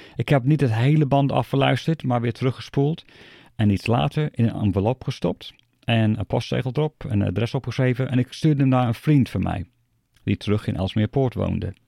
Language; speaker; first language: Dutch; non-native, fluent; English